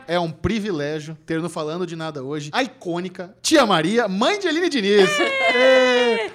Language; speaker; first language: Portuguese; native; Portuguese